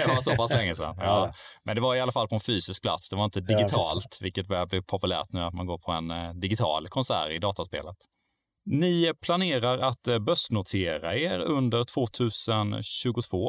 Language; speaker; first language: Swedish; native; Swedish